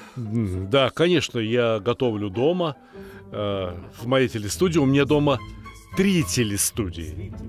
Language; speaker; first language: Russian; native; Russian